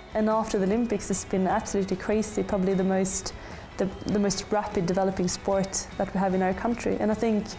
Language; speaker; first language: English; non-native, fluent; Swedish